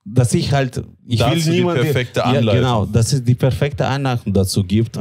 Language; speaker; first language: German; non-native, fluent; Latvian